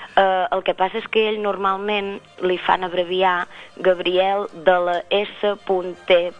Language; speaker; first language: Catalan; native; Catalan